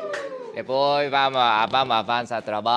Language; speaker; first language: Portuguese; non-native, learner; Vietnamese